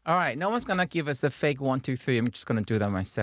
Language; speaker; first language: English; non-native, fluent; Chinese